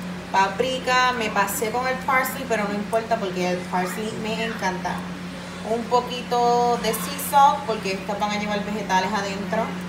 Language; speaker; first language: Spanish; early bilingual, heritage; Spanish